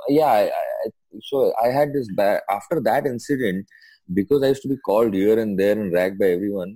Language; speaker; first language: English; non-native, local second language; Sindhi